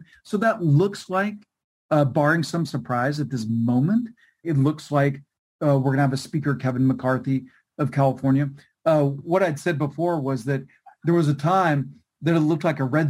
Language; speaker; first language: English; native; English